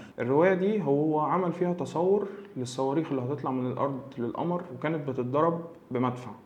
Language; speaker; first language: Arabic; native; Arabic